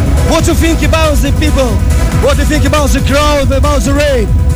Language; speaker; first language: English; non-native, learner; Russian